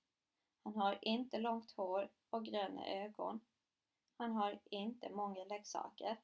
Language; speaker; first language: Swedish; non-native, fluent; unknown